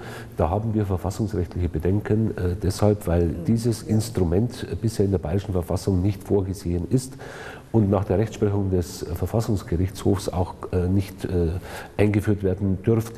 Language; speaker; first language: German; native; German